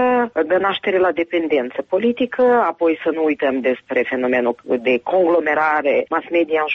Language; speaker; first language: Romanian; native; Romanian